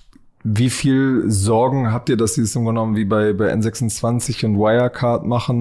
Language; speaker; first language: German; native; German